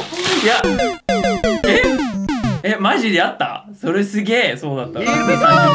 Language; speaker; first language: Japanese; non-native, fluent; English